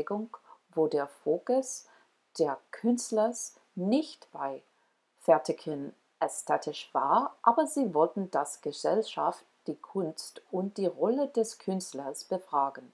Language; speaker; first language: German; non-native, learner; English